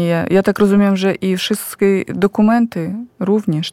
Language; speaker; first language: Polish; non-native, fluent; Ukrainian